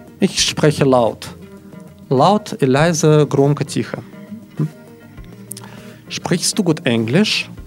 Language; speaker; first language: German; non-native, fluent; Russian